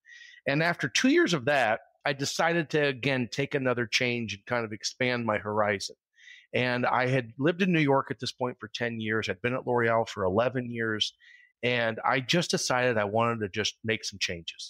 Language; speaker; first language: English; native; English